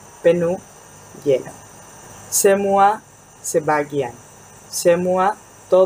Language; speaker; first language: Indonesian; non-native, fluent; Spanish